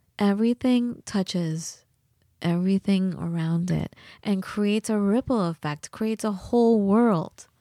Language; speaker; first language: English; early bilingual, other home language; Persian